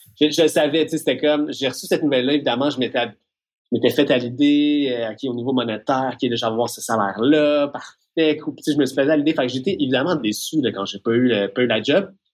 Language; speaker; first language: French; native; French